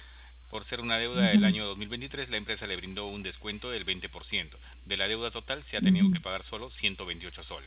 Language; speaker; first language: Spanish; native; Spanish